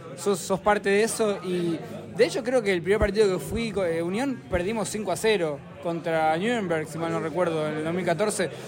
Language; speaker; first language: Spanish; native; Spanish